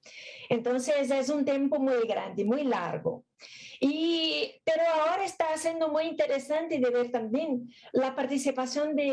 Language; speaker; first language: Spanish; non-native, fluent; Portuguese